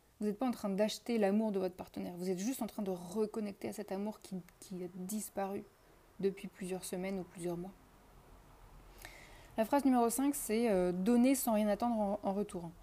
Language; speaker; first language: French; native; French